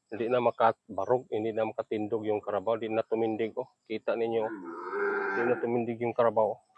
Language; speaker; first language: Filipino; non-native, local second language; Hiligaynon